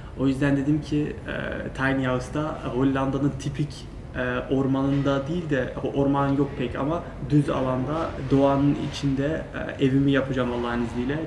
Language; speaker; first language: Turkish; early bilingual, heritage; Turkish